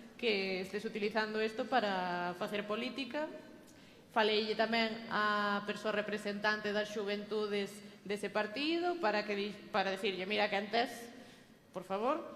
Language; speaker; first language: Galician; native; Galician